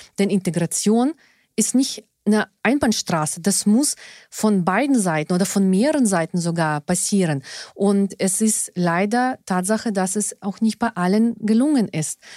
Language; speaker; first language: German; non-native, fluent; Russian